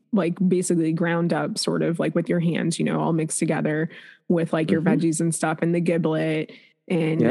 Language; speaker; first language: English; native; English